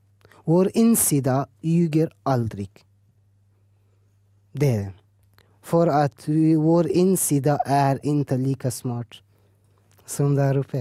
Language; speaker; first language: Swedish; early bilingual, other home language; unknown